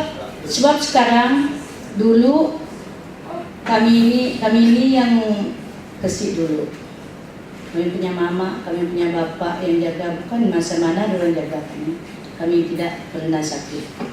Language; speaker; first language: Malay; non-native, local second language; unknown